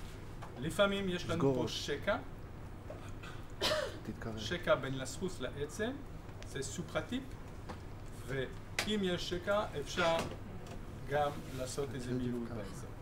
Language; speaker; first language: Hebrew; non-native, fluent; French